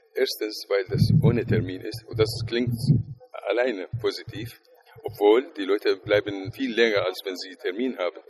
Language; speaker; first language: German; non-native, fluent; Arabic